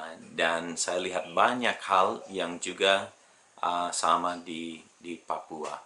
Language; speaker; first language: Indonesian; non-native, fluent; English